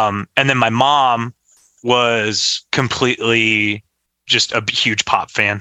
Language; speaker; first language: English; native; English